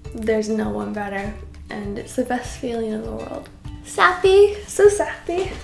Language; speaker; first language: English; native; English